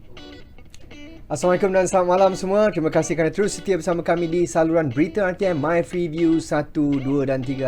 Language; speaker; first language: Malay; native; Malay